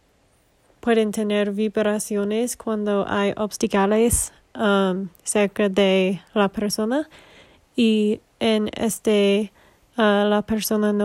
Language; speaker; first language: Spanish; non-native, learner; English